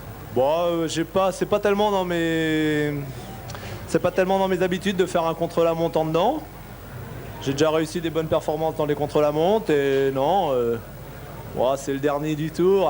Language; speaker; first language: French; native; French